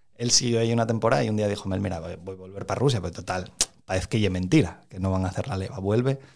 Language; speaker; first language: Spanish; native; Spanish